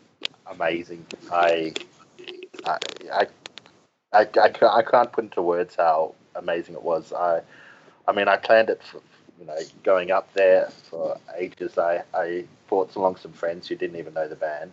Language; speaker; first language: English; native; English